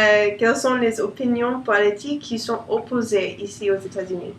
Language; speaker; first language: French; non-native, learner; English